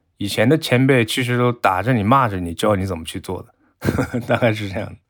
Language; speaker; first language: Chinese; non-native, fluent; Japanese